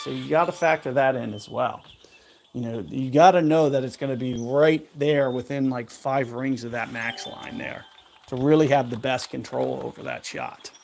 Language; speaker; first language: English; native; English